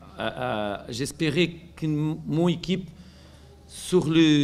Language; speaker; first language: French; non-native, learner; Portuguese